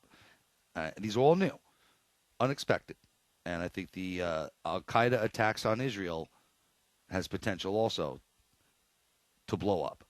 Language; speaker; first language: English; native; English